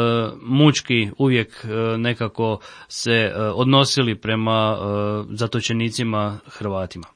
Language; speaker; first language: Croatian; native; Croatian